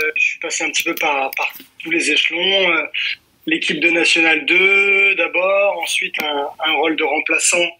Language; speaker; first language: French; native; French